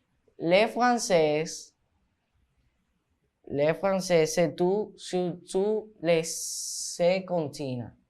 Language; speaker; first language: French; non-native, learner; Spanish